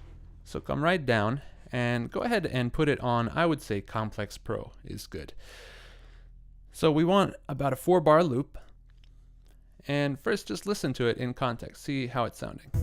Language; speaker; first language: English; native; English